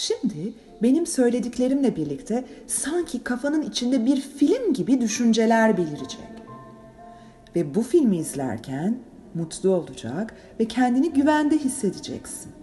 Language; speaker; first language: Turkish; native; Turkish